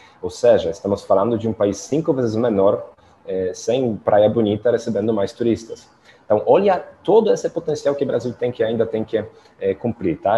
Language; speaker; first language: Portuguese; non-native, fluent; Polish